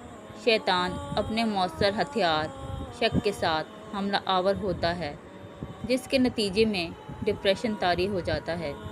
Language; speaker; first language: Urdu; native; Urdu